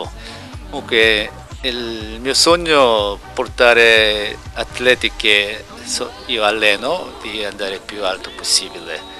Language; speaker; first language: Italian; non-native, learner; Korean